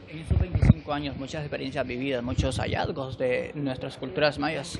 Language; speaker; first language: Spanish; native; Spanish